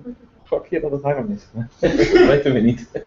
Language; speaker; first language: Dutch; native; Dutch